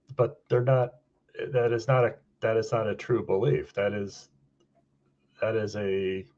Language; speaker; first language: English; native; English